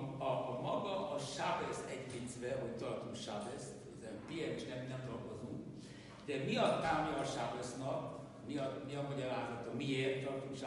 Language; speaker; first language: Hungarian; non-native, local second language; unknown